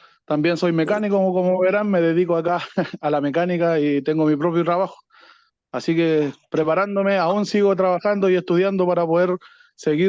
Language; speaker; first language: Spanish; native; Spanish